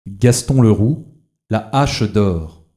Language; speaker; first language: French; native; French